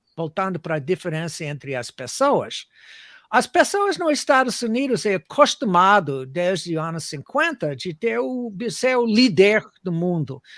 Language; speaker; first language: Portuguese; non-native, fluent; English